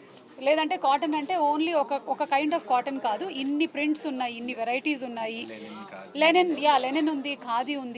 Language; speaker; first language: Telugu; native; Telugu